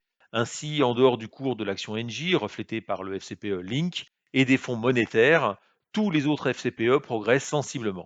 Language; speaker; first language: French; native; French